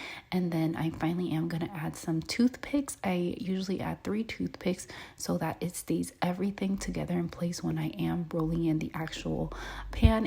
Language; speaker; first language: English; early bilingual, other home language; Spanish